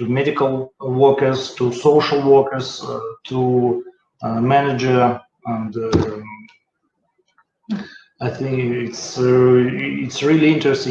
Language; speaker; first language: English; non-native, learner; Russian